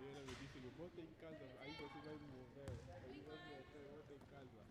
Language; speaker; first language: Portuguese; non-native, learner; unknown